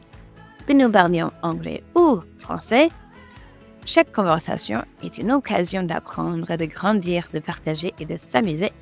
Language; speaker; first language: French; non-native, fluent; English